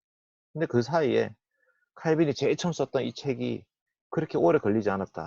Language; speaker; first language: Korean; native; Korean